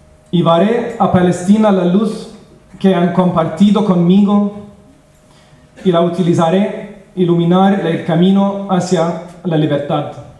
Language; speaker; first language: Spanish; non-native, learner; Arabic